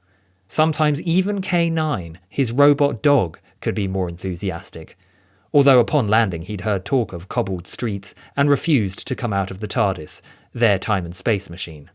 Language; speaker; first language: English; native; English